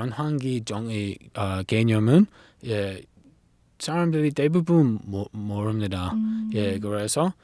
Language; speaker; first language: Korean; non-native, learner; English